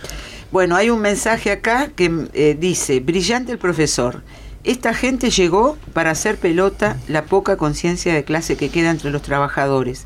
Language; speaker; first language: Spanish; native; Spanish